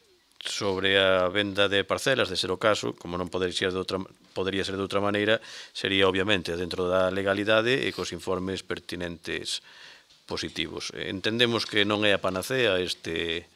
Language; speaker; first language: Galician; native; Galician